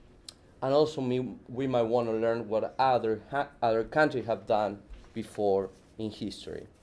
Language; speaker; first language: English; non-native, fluent; Spanish